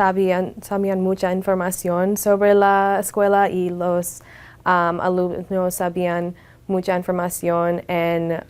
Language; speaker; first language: Spanish; non-native, learner; English